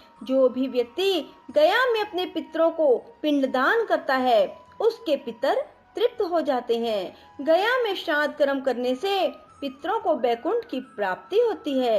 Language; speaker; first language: Hindi; native; Hindi